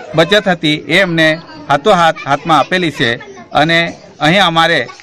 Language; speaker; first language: Gujarati; native; Gujarati